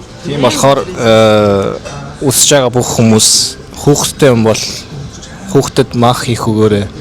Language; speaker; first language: Mongolian; non-native, fluent; Korean